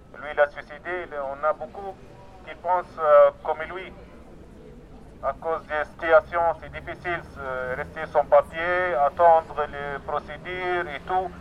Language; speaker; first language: French; non-native, learner; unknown